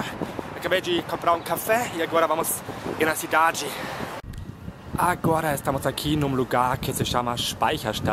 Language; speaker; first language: Portuguese; non-native, fluent; German